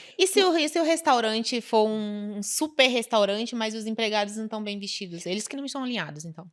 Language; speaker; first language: Portuguese; native; Portuguese